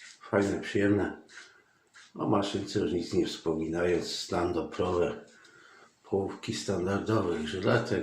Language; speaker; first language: Polish; native; Polish